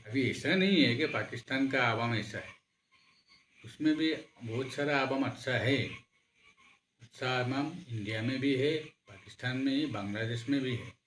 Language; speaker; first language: Hindi; non-native, local second language; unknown